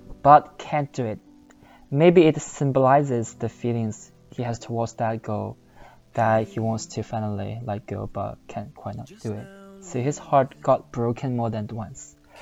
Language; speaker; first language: English; non-native, fluent; Chinese